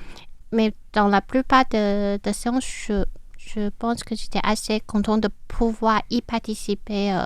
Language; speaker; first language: French; non-native, fluent; Chinese